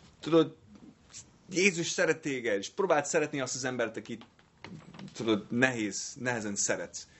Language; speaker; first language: Hungarian; non-native, fluent; English